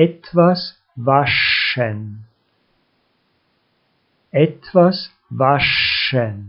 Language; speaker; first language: German; native; German